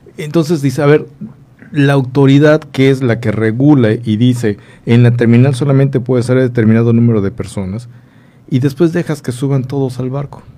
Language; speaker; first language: Spanish; native; Spanish